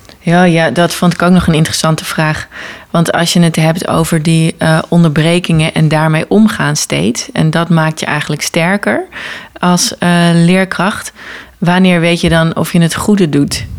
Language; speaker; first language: Dutch; native; Dutch